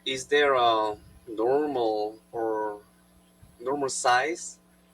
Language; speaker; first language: English; non-native, learner; Korean